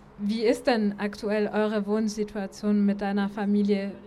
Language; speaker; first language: German; native; German